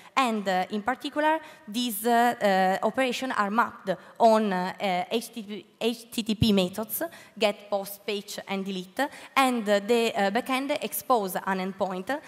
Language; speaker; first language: English; non-native, learner; Italian